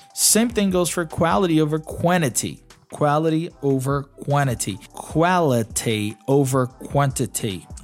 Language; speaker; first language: English; non-native, fluent; Portuguese